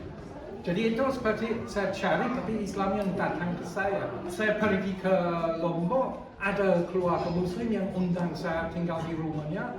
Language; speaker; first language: Indonesian; non-native, fluent; English